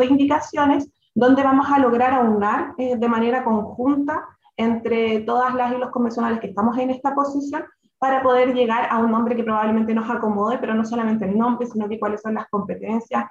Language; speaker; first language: Spanish; native; Spanish